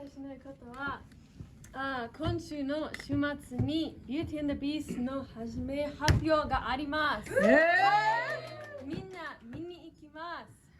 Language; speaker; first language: Japanese; non-native, learner; English